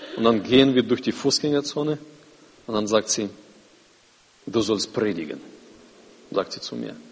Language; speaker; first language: German; non-native, fluent; Russian